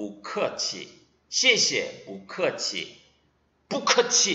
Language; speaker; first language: Chinese; non-native, fluent; Korean